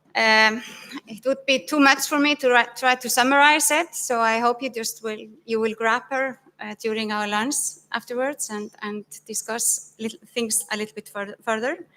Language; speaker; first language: English; non-native, fluent; Icelandic